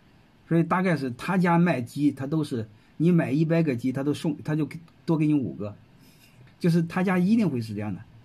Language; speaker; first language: Chinese; native; Chinese